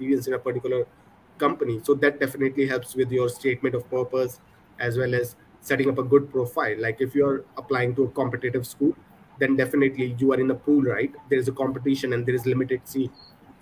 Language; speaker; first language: English; non-native, local second language; Punjabi